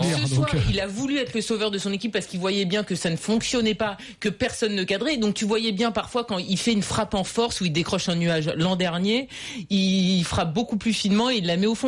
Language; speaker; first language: French; native; French